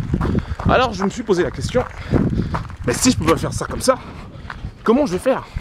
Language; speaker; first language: French; native; French